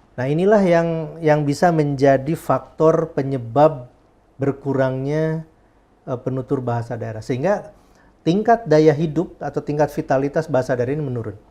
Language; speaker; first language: Indonesian; non-native, local second language; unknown